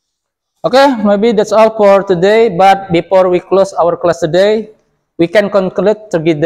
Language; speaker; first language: English; non-native, local second language; Indonesian